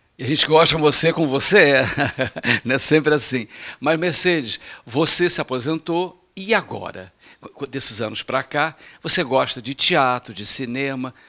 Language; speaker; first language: Portuguese; native; Portuguese